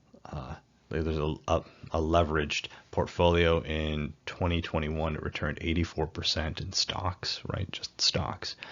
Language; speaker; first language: English; native; English